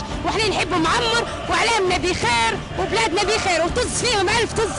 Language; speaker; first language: Arabic; native; Arabic